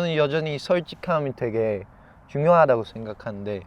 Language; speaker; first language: Korean; non-native, fluent; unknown